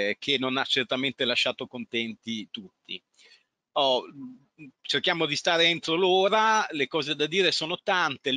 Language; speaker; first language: Italian; native; Italian